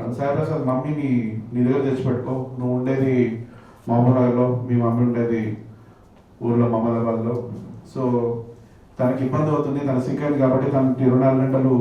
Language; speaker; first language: Telugu; native; Telugu